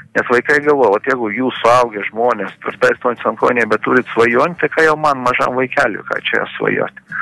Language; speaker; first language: Lithuanian; early bilingual, heritage; Lithuanian